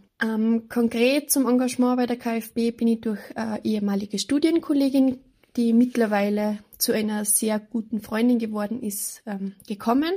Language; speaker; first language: German; native; German